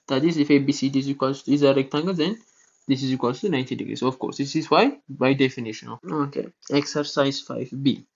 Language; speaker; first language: English; non-native, local second language; Amharic